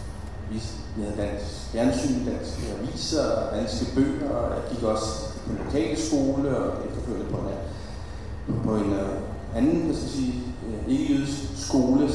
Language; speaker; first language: Danish; early bilingual, other home language; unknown